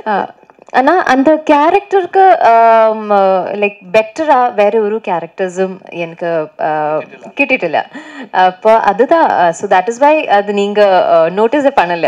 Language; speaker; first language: Tamil; non-native, fluent; Malayalam